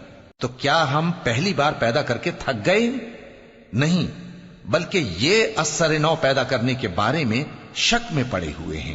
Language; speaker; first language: Urdu; native; Urdu